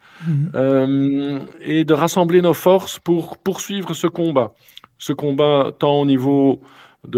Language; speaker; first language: French; native; French